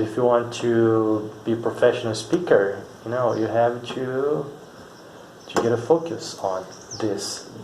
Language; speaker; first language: English; non-native, fluent; Portuguese